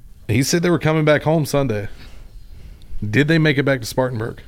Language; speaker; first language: English; native; English